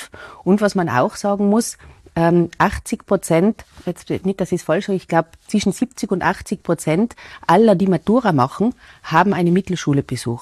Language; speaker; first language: German; native; German